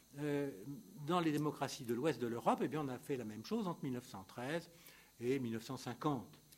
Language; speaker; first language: French; native; French